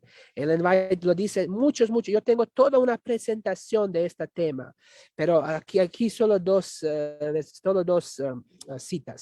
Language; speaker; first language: Spanish; non-native, fluent; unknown